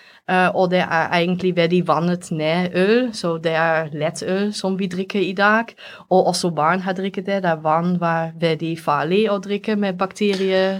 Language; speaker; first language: Norwegian; non-native, fluent; Dutch